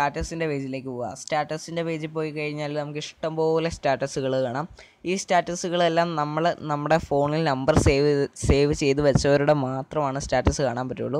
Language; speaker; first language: Malayalam; native; Malayalam